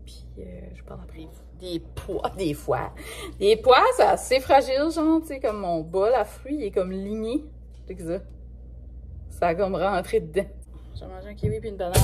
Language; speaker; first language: French; native; French